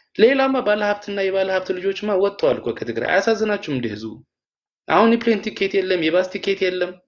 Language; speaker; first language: Amharic; non-native, local second language; Tigrinya